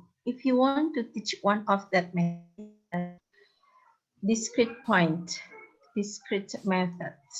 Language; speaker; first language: English; non-native, fluent; Indonesian